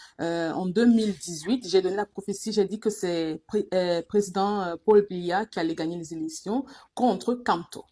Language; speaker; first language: French; non-native, local second language; Duala